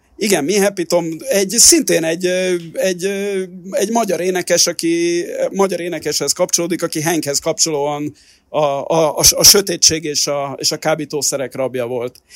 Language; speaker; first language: Hungarian; native; Hungarian